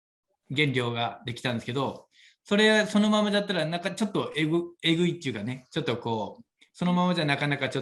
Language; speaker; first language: Japanese; native; Japanese